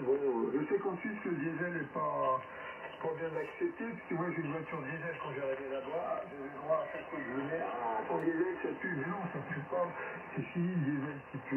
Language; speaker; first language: French; native; French